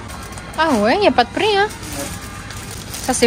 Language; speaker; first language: French; non-native, learner; Indonesian